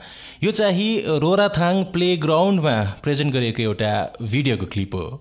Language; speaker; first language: Nepali; native; Nepali